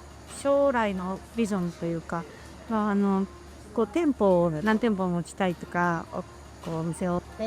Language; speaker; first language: Japanese; native; Japanese